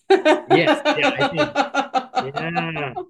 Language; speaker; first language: English; non-native, learner; Japanese